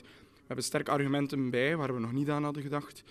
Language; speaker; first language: Dutch; native; Dutch